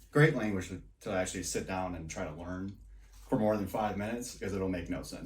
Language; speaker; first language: English; native; English